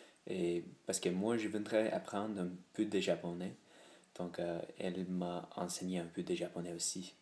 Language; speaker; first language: French; non-native, learner; English